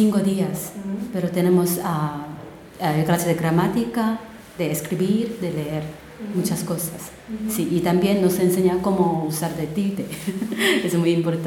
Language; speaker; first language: Spanish; non-native, learner; Korean